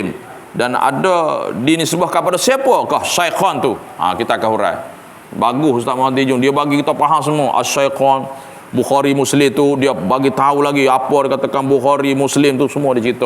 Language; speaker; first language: Malay; native; Malay